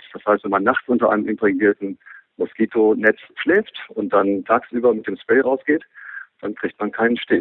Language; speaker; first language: German; native; German